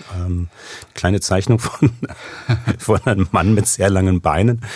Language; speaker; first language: German; native; German